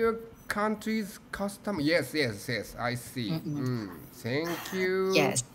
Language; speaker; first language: English; non-native, learner; Japanese